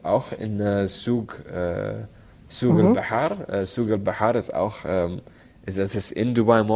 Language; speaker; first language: German; non-native, learner; Arabic